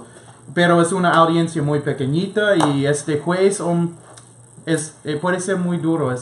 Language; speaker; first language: Spanish; non-native, fluent; English